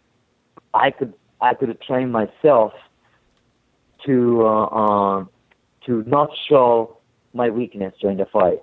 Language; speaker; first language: English; non-native, fluent; Japanese